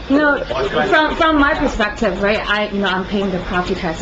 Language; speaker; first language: English; non-native, fluent; Chinese